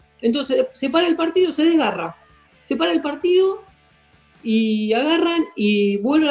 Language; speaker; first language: Spanish; native; Spanish